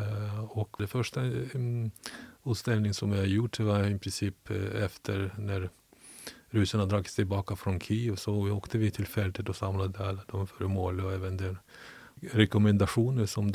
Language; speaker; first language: Swedish; non-native, fluent; Ukrainian